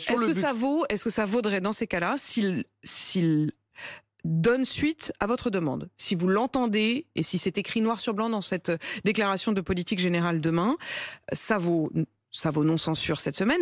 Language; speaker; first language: French; native; French